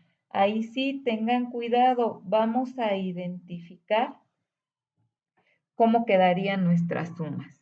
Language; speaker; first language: Spanish; native; Spanish